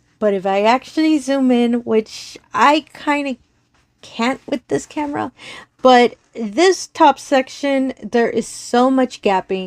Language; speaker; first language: English; native; English